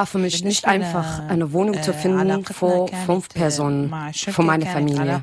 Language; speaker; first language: German; non-native, learner; Arabic